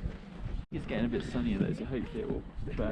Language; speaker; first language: English; native; English